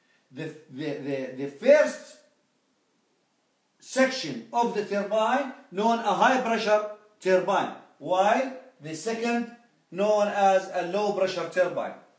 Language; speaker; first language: English; non-native, fluent; Arabic